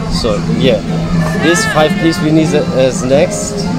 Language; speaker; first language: English; non-native, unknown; German